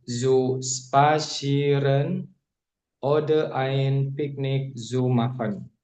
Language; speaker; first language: German; non-native, learner; Indonesian